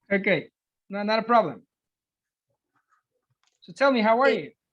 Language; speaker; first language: English; non-native, fluent; Spanish